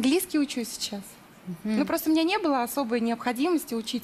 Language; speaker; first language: Russian; native; Russian